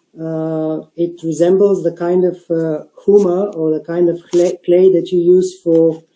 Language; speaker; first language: English; non-native, fluent; Bulgarian